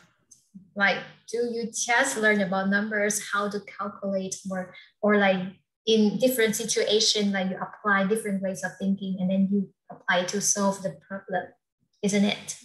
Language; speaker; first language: English; non-native, fluent; Vietnamese